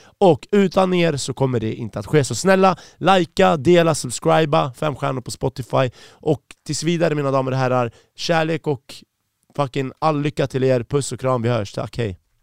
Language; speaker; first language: Swedish; early bilingual, other home language; Persian